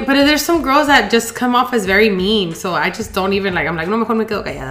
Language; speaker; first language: English; early bilingual, other home language; Spanish